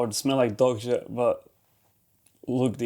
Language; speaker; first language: English; native; English